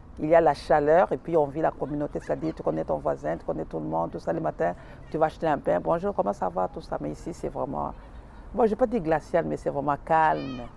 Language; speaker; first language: French; non-native, local second language; Lingala